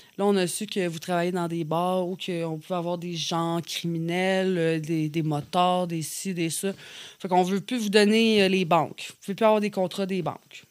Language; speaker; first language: French; native; French